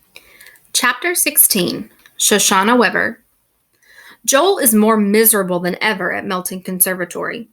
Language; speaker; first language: English; native; English